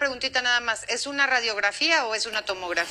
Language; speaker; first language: Spanish; native; Spanish